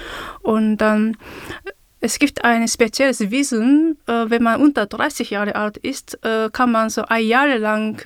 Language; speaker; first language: German; non-native, fluent; Japanese